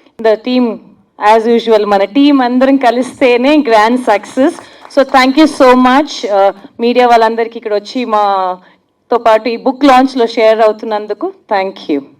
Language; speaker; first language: Telugu; non-native, local second language; Hindi